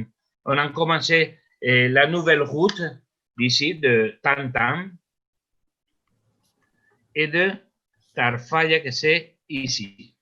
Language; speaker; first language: French; non-native, learner; Spanish